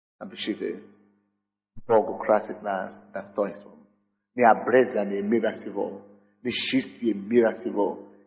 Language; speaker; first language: Russian; non-native, fluent; Yoruba